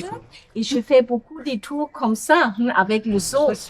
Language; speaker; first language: French; non-native, fluent; German